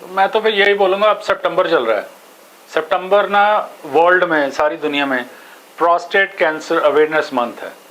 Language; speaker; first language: Hindi; non-native, local second language; Punjabi